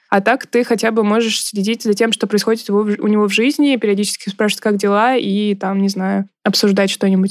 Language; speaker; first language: Russian; native; Russian